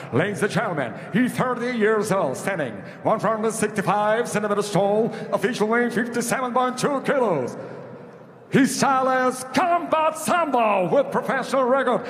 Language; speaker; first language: English; non-native, fluent; Russian